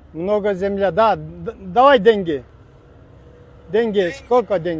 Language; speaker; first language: Russian; non-native, learner; Kyrgyz